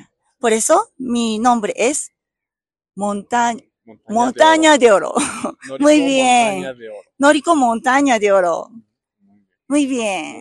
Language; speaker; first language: Spanish; non-native, learner; Japanese